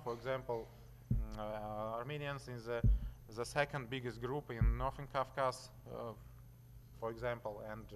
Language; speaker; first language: English; non-native, learner; Russian